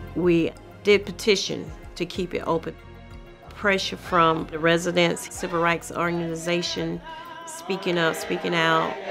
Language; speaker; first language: English; native; English